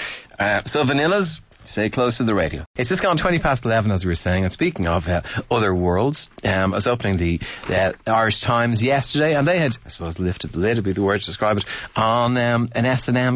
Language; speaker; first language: English; native; English